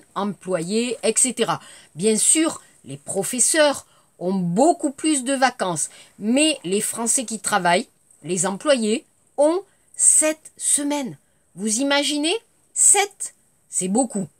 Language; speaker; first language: French; native; French